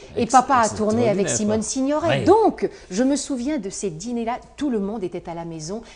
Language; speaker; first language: French; native; French